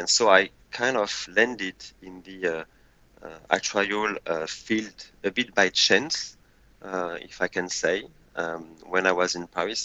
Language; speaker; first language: English; non-native, fluent; French